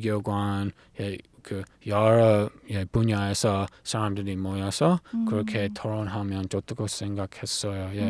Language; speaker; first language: Korean; non-native, learner; English